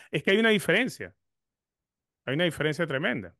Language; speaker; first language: Spanish; native; Spanish